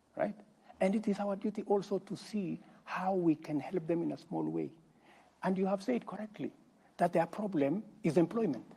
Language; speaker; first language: English; non-native, local second language; Kalenjin